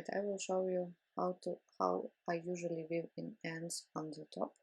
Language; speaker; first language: English; non-native, fluent; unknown